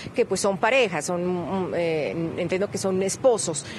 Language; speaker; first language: Spanish; native; Spanish